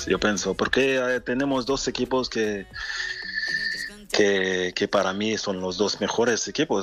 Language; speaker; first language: Spanish; non-native, fluent; French